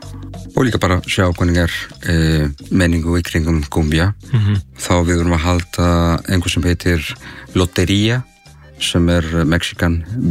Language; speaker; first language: Icelandic; non-native, learner; Spanish